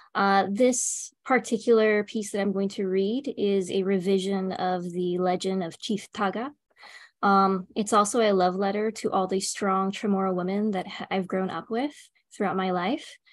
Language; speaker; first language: English; native; English